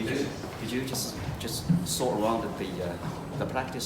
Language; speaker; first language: English; non-native, fluent; Chinese